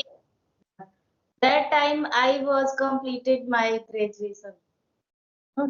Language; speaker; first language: English; non-native, learner; Hindi